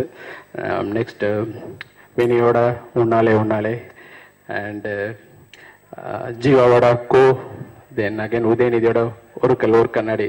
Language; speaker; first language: Tamil; native; Tamil